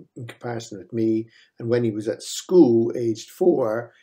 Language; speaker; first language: English; native; English